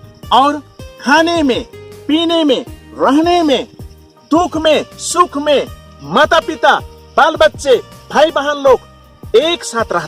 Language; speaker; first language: Hindi; non-native, local second language; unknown